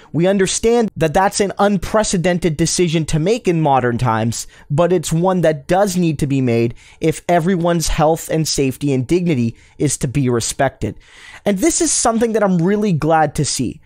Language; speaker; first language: English; native; English